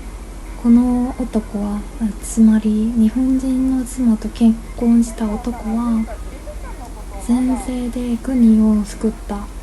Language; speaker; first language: Japanese; non-native, fluent; Korean